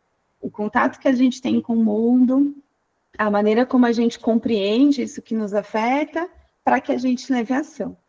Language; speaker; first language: Portuguese; native; Portuguese